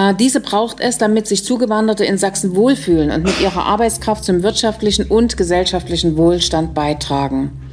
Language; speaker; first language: German; native; German